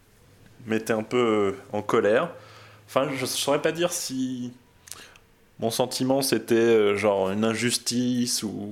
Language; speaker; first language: French; native; French